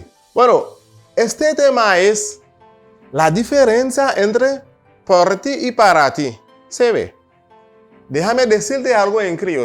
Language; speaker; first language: Spanish; non-native, fluent; Haitian Creole